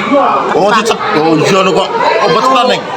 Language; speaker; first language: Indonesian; non-native, local second language; Javanese